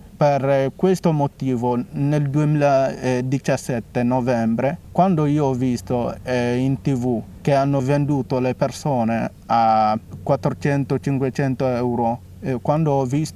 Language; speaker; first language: Italian; non-native, fluent; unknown